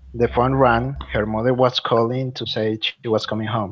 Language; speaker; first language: English; non-native, learner; Spanish